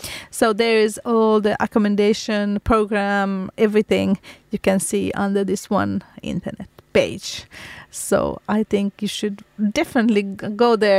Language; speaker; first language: English; non-native, fluent; Finnish